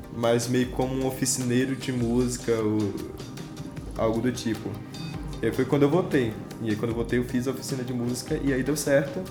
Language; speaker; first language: Portuguese; native; Portuguese